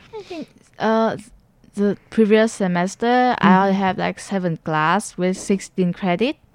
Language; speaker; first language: English; non-native, learner; Vietnamese